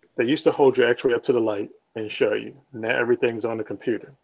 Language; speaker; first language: English; native; English